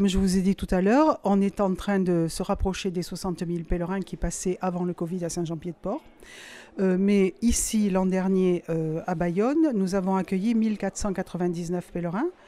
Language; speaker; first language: French; native; French